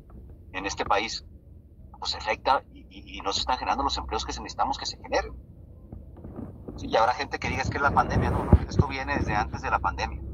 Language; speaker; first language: Spanish; native; Spanish